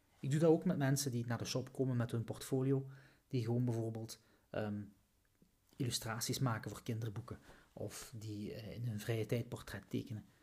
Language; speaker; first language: Dutch; native; Dutch